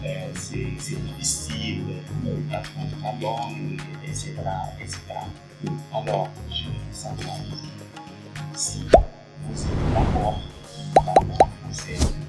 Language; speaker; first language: French; non-native, fluent; Portuguese